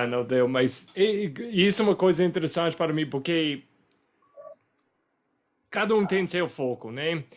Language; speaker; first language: Portuguese; non-native, fluent; English